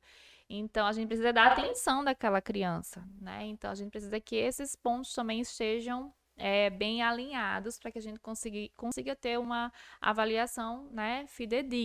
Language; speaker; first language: Portuguese; native; Portuguese